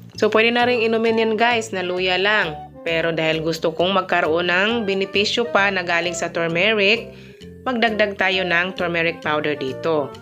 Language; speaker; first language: Filipino; non-native, local second language; Cebuano